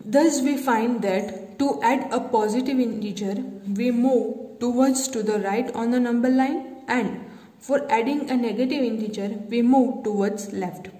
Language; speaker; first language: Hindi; non-native, local second language; Gujarati